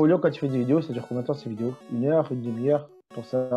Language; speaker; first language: French; native; French